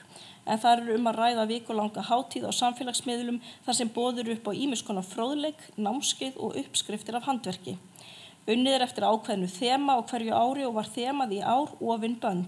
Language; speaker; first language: Icelandic; native; Icelandic